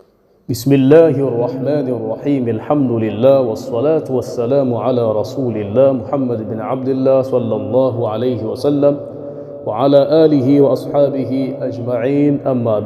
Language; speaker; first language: Arabic; non-native, fluent; Swahili